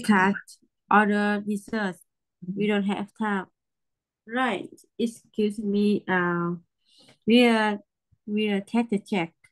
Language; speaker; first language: English; non-native, learner; Vietnamese